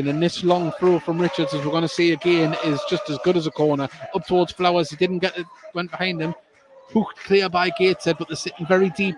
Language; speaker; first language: English; native; English